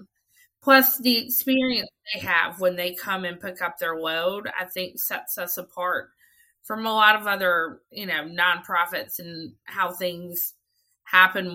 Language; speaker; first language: English; native; English